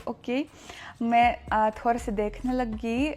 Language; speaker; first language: Hindi; non-native, fluent; Russian